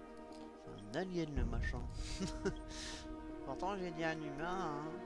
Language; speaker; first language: French; native; French